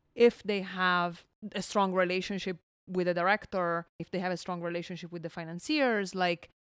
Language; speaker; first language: English; non-native, fluent; Italian